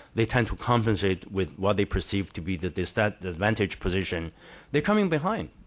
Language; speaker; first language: English; non-native, fluent; Chinese